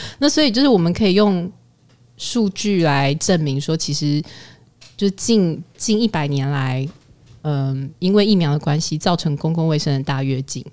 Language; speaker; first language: Chinese; native; Chinese